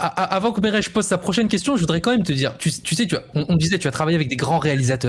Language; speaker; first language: French; native; French